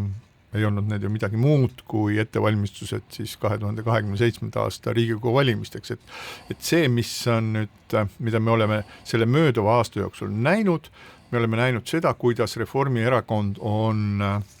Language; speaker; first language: Estonian; native; Estonian